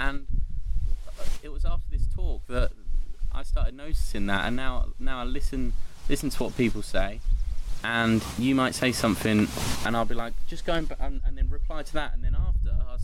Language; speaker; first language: English; native; English